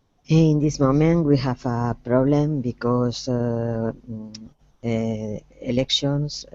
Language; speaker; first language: English; non-native, learner; Spanish